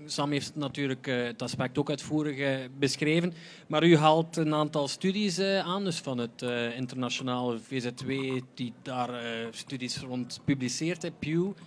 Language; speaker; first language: Dutch; native; Dutch